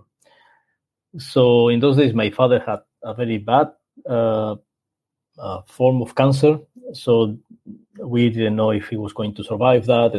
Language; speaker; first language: English; non-native, fluent; Spanish